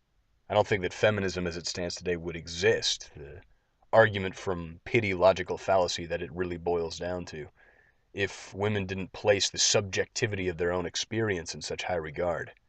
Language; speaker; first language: English; native; English